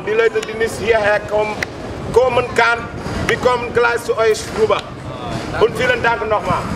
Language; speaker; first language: German; non-native, learner; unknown